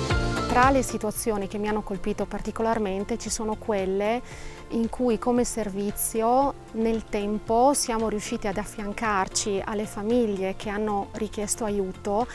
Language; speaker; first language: Italian; native; Italian